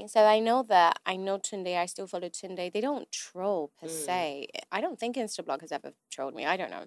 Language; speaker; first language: English; native; English